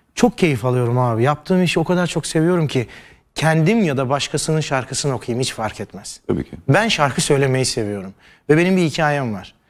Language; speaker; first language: Turkish; native; Turkish